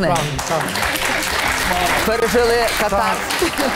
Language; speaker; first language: Ukrainian; native; Ukrainian